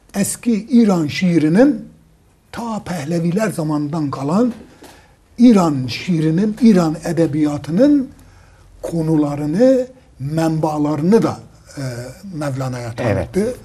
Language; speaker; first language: Turkish; native; Turkish